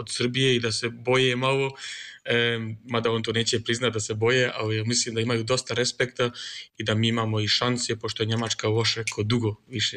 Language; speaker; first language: Serbian; native; Serbian